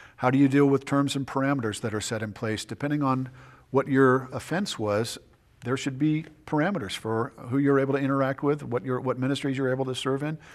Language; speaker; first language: English; native; English